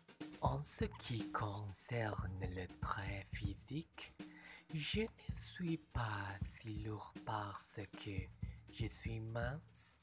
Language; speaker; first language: French; non-native, learner; Malay